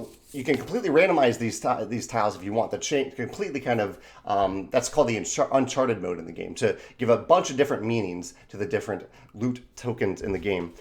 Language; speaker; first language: English; native; English